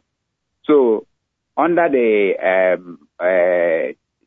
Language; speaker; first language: English; non-native, local second language; Igbo